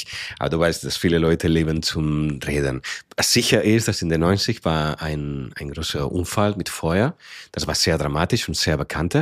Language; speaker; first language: German; non-native, fluent; Spanish